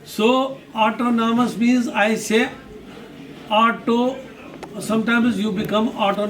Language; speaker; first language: English; non-native, local second language; Kashmiri